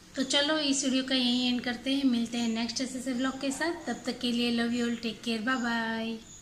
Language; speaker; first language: Hindi; non-native, local second language; Gujarati